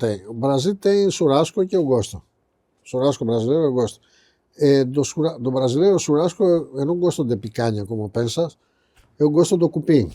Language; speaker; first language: Portuguese; non-native, fluent; Greek